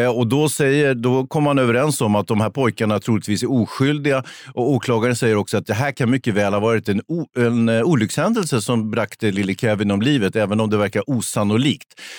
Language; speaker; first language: Swedish; native; Swedish